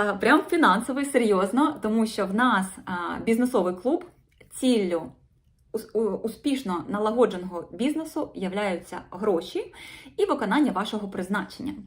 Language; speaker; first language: Ukrainian; non-native, local second language; Russian